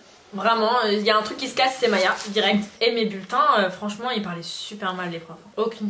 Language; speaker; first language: French; native; French